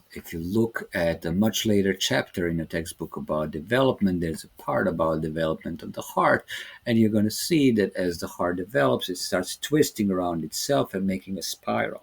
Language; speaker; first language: English; non-native, fluent; Serbian